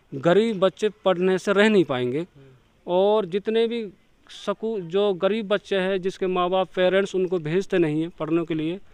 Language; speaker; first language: Hindi; native; Hindi